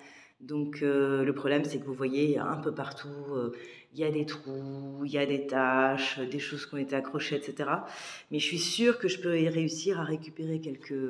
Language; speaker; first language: French; native; French